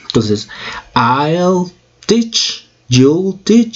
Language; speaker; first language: English; non-native, fluent; Spanish